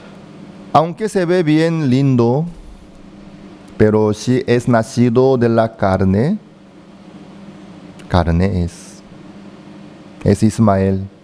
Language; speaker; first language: Spanish; non-native, fluent; Korean